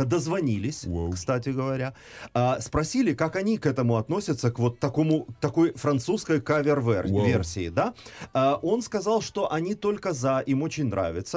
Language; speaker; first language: Russian; native; Russian